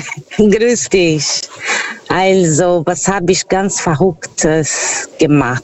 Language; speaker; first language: German; non-native, fluent; Portuguese